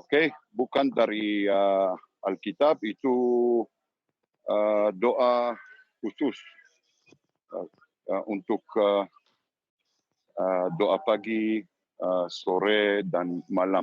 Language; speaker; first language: Indonesian; non-native, learner; Hebrew